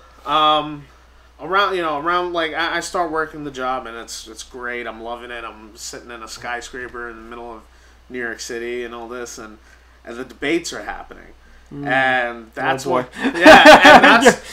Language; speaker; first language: English; native; English